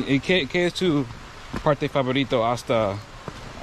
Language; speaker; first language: Spanish; non-native, learner; English